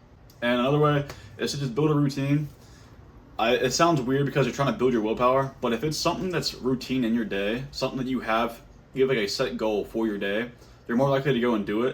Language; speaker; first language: English; native; English